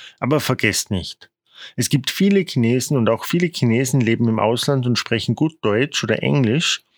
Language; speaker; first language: German; non-native, fluent; Korean